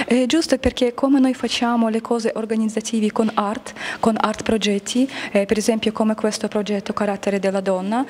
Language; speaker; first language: Italian; non-native, learner; Russian